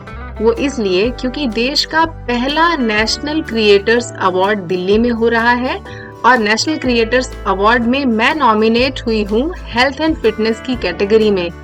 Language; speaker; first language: Hindi; native; Hindi